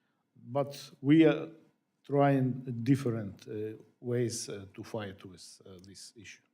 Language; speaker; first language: English; non-native, fluent; Ukrainian